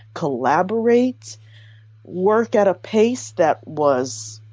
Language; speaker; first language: English; native; English